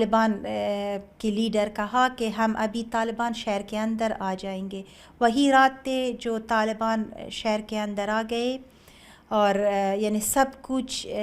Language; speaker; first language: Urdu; non-native, learner; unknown